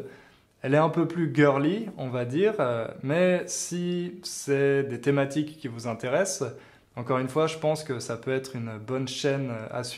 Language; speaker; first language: French; native; French